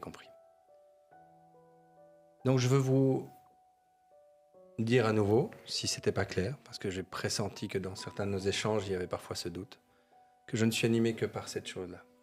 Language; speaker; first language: French; native; French